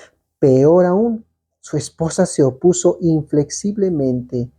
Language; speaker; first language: Spanish; native; Spanish